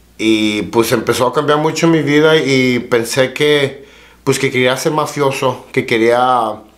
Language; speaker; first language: Spanish; early bilingual, heritage; Spanish